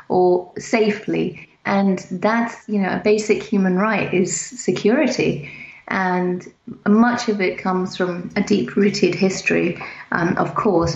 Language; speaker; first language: English; native; English